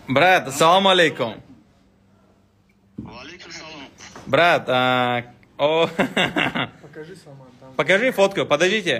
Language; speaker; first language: Russian; native; Russian